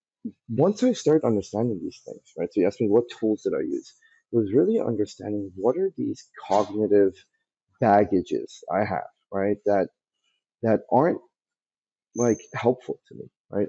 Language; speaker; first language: English; early bilingual, other home language; Persian